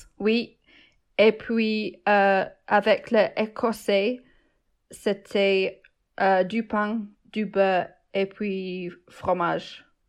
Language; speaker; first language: French; non-native, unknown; English